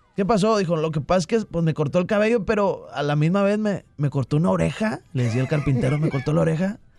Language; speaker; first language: Spanish; native; Spanish